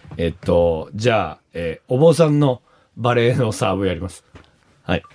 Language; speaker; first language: Japanese; native; Japanese